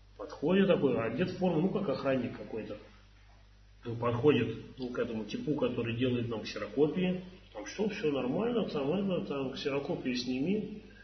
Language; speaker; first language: Russian; native; Russian